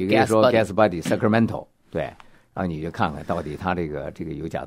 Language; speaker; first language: Chinese; native; Chinese